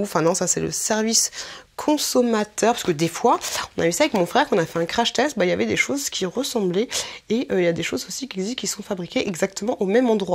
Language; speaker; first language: French; native; French